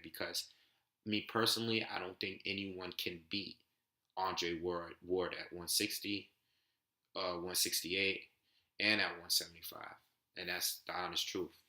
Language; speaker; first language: English; native; English